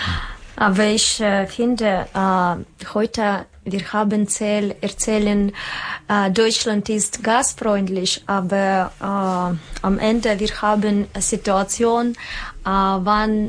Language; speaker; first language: German; non-native, learner; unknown